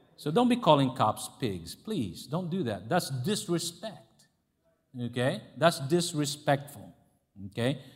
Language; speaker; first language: English; non-native, local second language; Filipino